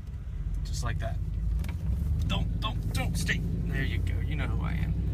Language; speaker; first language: English; native; English